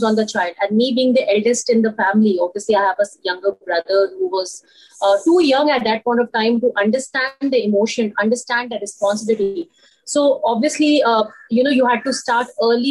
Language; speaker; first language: English; non-native, local second language; Hindi